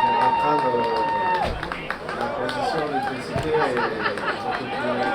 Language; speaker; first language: French; non-native, fluent; English